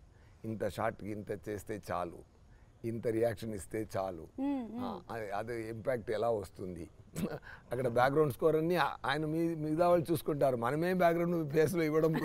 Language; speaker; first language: Telugu; non-native, learner; Tamil